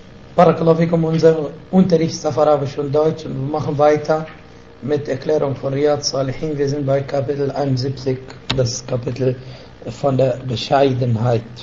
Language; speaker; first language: German; non-native, fluent; Arabic